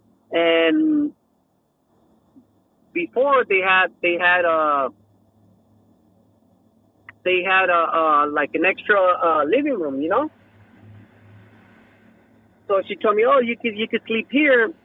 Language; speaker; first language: English; early bilingual, other home language; Spanish